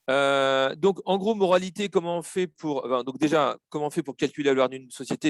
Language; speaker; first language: French; native; French